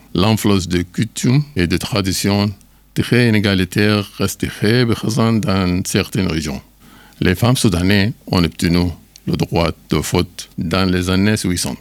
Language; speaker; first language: French; non-native, learner; Arabic